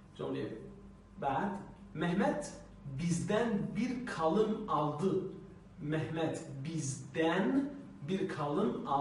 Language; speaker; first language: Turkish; non-native, fluent; Persian